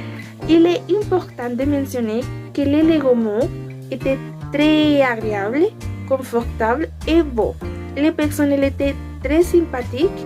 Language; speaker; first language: French; non-native, learner; Spanish